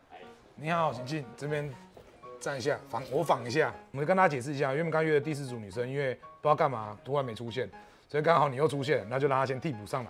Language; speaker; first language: Chinese; native; Chinese